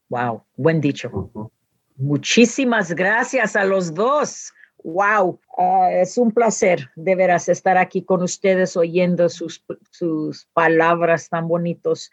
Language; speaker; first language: Spanish; non-native, learner; English